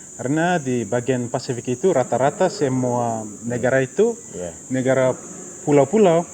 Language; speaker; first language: Indonesian; non-native, fluent; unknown